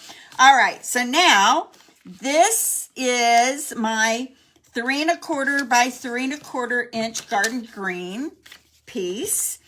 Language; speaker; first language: English; native; English